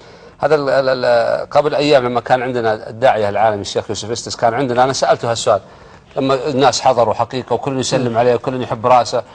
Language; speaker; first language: Arabic; native; Arabic